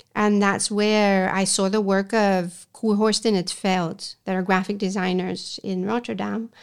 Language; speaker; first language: English; non-native, fluent; Spanish